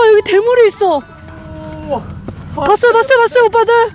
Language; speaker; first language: Korean; native; Korean